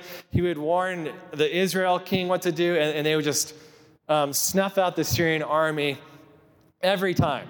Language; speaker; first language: English; native; English